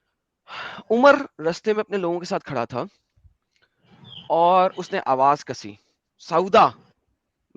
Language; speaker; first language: Hindi; native; Hindi